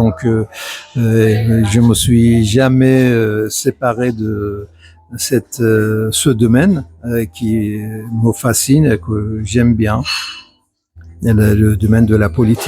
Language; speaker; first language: French; non-native, fluent; Persian